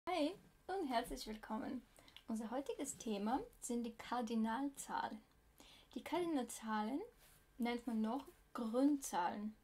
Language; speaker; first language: German; non-native, fluent; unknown